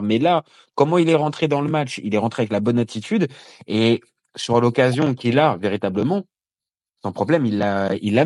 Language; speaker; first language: French; native; French